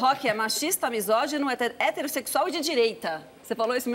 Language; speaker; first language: Portuguese; native; Portuguese